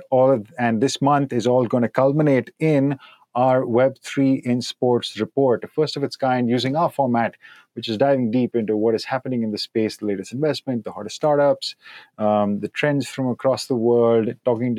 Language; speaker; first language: English; non-native, local second language; Hindi